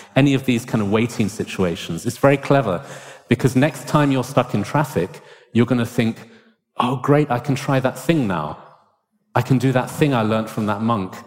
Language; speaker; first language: English; native; English